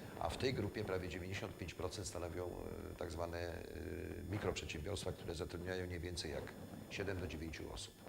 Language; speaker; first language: Polish; native; Polish